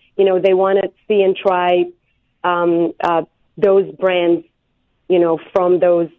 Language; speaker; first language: English; non-native, fluent; Hebrew